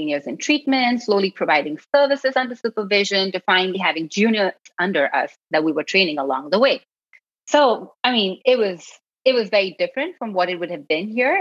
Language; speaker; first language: English; non-native, local second language; Gujarati